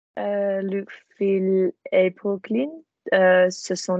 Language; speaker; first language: French; non-native, learner; English